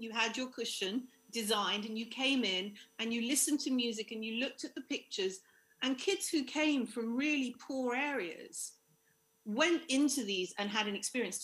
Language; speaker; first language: English; native; English